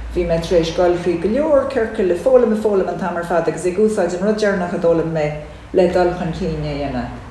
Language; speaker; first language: Irish; native; Irish